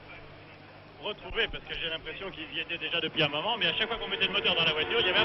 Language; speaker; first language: French; native; French